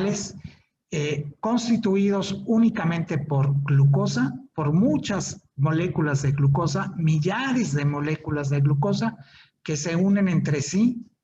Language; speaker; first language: Spanish; native; Spanish